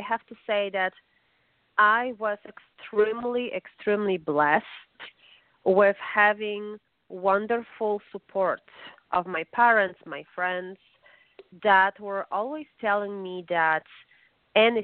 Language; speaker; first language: English; non-native, fluent; Polish